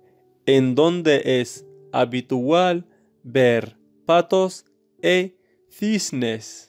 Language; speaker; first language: Spanish; non-native, learner; Arabic